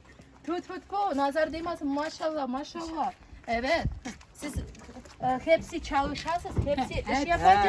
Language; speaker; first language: Turkish; non-native, learner; Russian